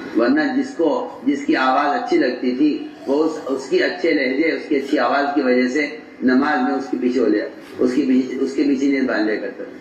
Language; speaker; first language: Urdu; native; Urdu